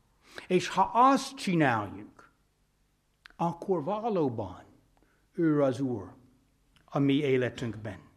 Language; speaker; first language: Hungarian; non-native, fluent; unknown